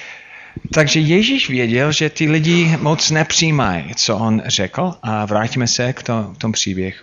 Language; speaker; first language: Czech; non-native, fluent; English